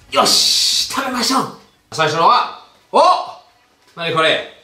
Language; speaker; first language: Japanese; non-native, learner; English